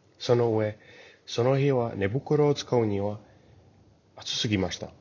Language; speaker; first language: Japanese; non-native, learner; English